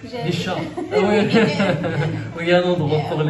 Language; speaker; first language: French; non-native, local second language; Arabic